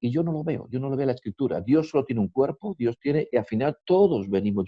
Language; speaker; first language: Spanish; native; Spanish